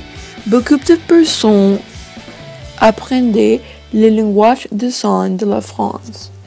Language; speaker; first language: French; non-native, learner; English